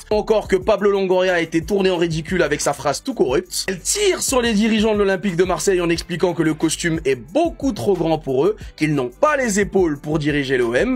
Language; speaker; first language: French; native; French